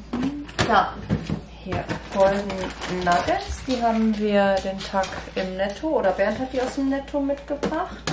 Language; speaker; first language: German; native; German